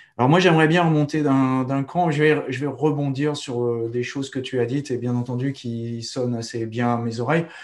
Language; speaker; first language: French; native; French